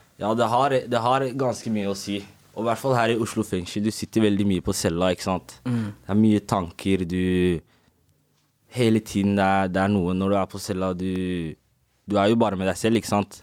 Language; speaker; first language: Norwegian; native; Norwegian